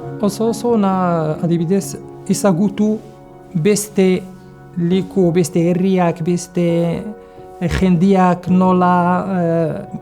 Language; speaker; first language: Basque; non-native, learner; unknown